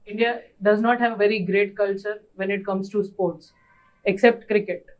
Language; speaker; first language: English; non-native, local second language; Gujarati